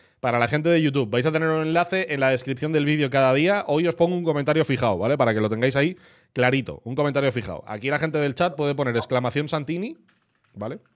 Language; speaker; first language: Spanish; native; Spanish